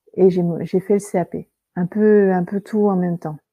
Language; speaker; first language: French; native; French